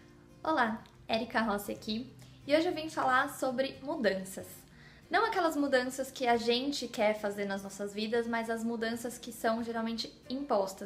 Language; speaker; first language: Portuguese; native; Portuguese